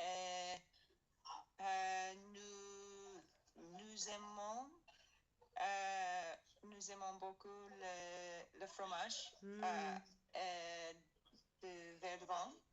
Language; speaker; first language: French; non-native, learner; English